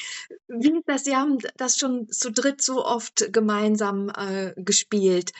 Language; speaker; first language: German; native; German